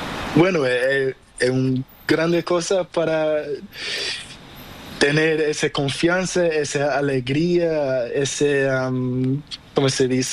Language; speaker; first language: Spanish; non-native, learner; Portuguese